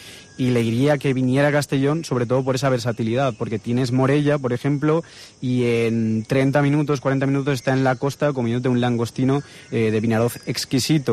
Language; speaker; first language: Spanish; native; Spanish